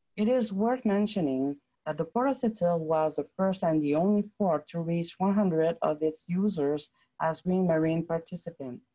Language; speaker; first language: English; non-native, fluent; French